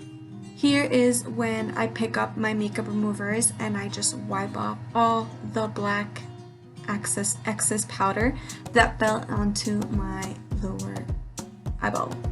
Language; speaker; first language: English; native; English